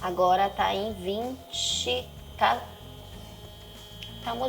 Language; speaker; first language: Portuguese; native; Portuguese